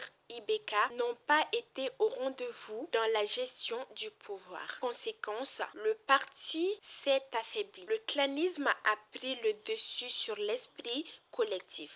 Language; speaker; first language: French; non-native, local second language; Bambara